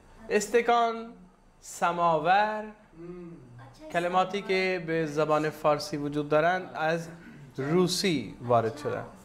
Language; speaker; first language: Persian; non-native, fluent; Urdu